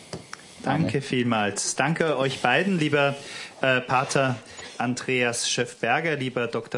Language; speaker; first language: German; native; German